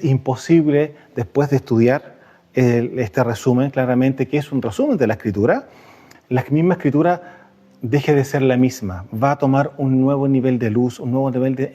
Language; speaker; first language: Spanish; native; Spanish